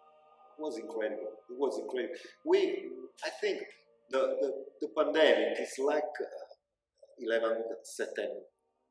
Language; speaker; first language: English; non-native, local second language; Italian